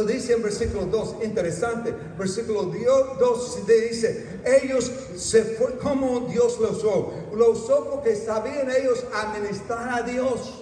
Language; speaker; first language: Spanish; non-native, fluent; English